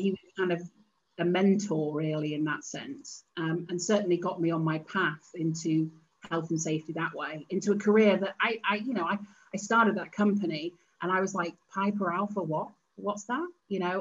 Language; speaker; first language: English; native; English